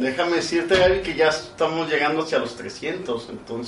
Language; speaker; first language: Spanish; native; Spanish